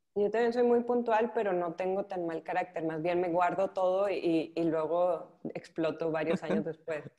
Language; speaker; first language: Spanish; native; Spanish